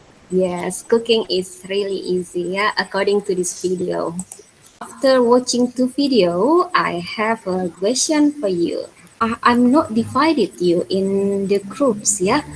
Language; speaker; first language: English; non-native, fluent; Indonesian